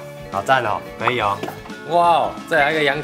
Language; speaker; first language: Chinese; native; Chinese